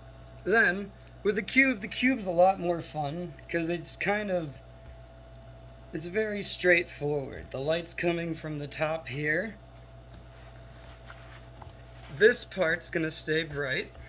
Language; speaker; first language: English; native; English